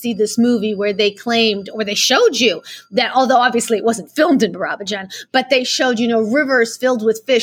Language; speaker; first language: English; early bilingual, other home language; Russian